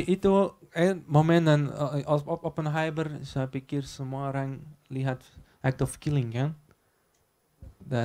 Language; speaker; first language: Indonesian; non-native, learner; Dutch